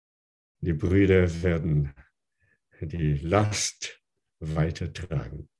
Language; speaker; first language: German; non-native, fluent; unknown